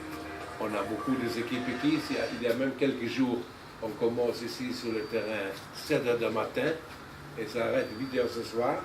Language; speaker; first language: French; non-native, fluent; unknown